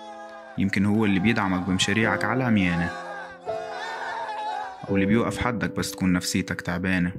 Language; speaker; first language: Arabic; native; Arabic